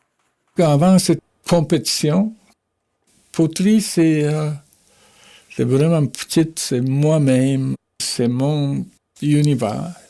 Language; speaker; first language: French; non-native, fluent; Japanese